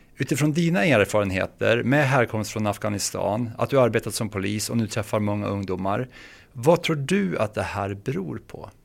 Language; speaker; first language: Swedish; native; Swedish